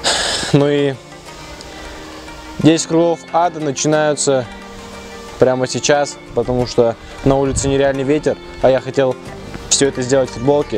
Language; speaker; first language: Russian; native; Russian